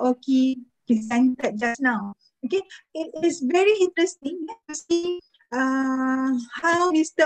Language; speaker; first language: English; non-native, fluent; Malay